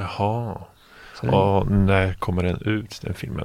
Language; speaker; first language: Swedish; non-native, fluent; Polish